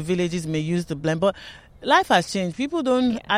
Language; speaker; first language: English; non-native, local second language; Yoruba